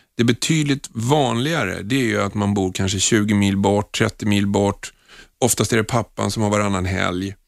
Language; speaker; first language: Swedish; native; Swedish